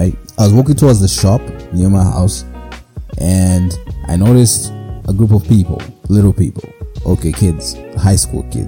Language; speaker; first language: English; non-native, local second language; Shona